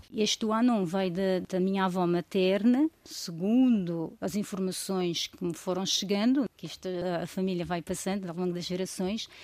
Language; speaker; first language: Portuguese; non-native, local second language; Kabuverdianu